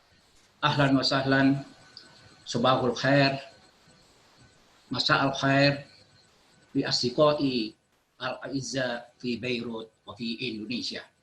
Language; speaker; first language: Arabic; non-native, fluent; Indonesian